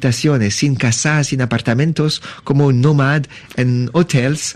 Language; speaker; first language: Spanish; non-native, learner; French